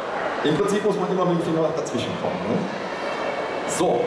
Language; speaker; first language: German; native; German